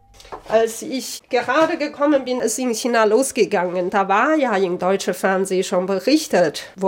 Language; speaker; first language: German; non-native, fluent; Chinese